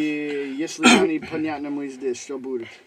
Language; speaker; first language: Russian; non-native, learner; English